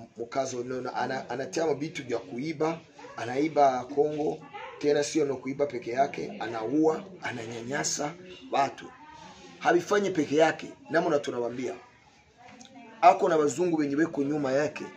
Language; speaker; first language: Swahili; non-native, local second language; Kinyarwanda